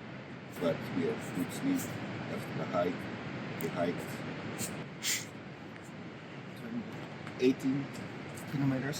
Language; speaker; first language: English; non-native, learner; Dutch